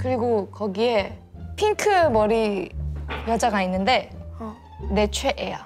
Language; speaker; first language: Korean; early bilingual, heritage; English